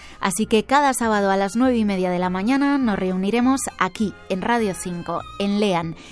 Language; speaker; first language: Spanish; native; Spanish